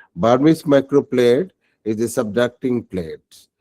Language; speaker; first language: English; non-native, local second language; Bangla